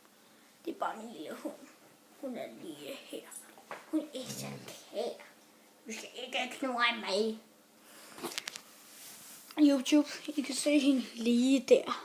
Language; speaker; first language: Danish; native; Danish